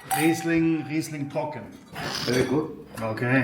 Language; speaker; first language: English; non-native, fluent; German